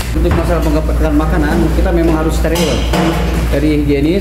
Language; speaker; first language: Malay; non-native, local second language; Sundanese